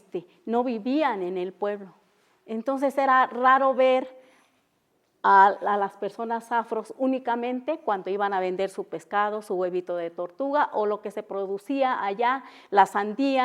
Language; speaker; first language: Spanish; non-native, local second language; Mixtepec Mixtec